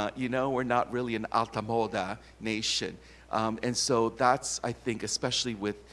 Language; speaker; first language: English; native; English